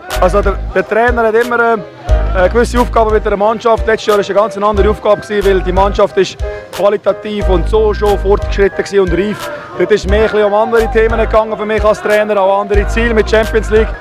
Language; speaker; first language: German; native; German